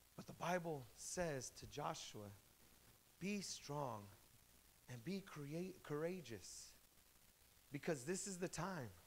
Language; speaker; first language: English; native; English